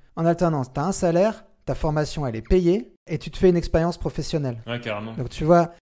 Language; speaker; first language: French; native; French